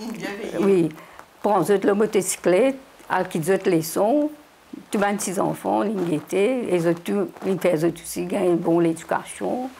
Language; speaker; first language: French; non-native, learner; Morisyen